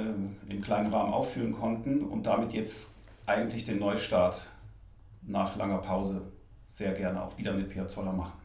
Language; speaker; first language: German; native; German